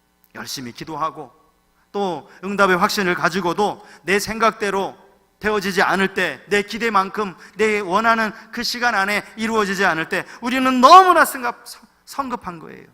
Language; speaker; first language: Korean; native; Korean